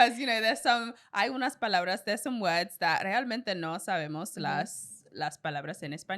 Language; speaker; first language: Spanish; non-native, learner; English